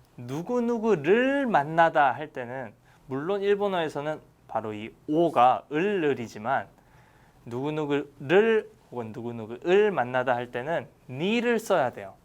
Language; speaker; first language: Korean; native; Korean